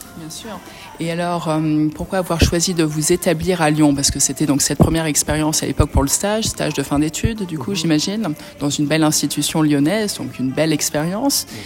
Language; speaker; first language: French; native; French